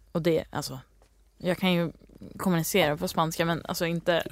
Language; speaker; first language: Swedish; early bilingual, heritage; Swedish